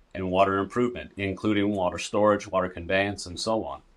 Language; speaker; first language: English; native; English